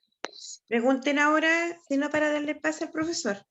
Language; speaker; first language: Spanish; native; Spanish